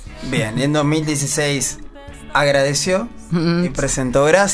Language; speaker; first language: Spanish; native; Spanish